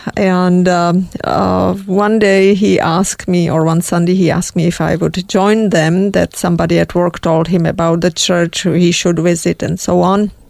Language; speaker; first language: English; non-native, fluent; Czech